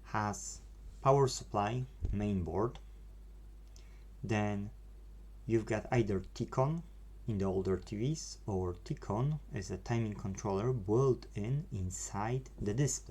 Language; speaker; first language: English; non-native, fluent; Polish